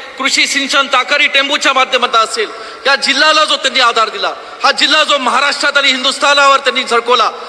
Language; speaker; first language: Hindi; non-native, local second language; Marathi